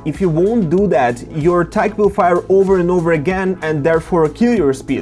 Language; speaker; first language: English; non-native, fluent; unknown